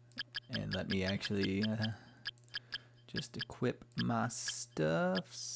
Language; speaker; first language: English; native; English